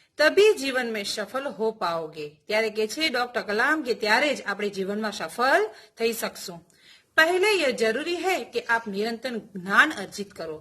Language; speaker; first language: Gujarati; native; Gujarati